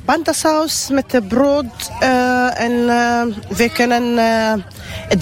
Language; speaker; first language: Dutch; non-native, learner; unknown